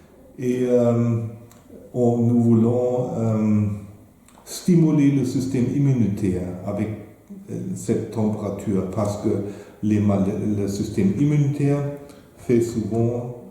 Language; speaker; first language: French; non-native, fluent; German